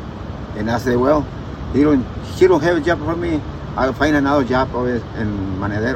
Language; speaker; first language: English; non-native, learner; Spanish